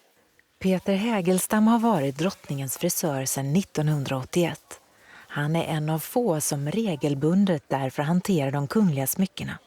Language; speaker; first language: Swedish; native; Swedish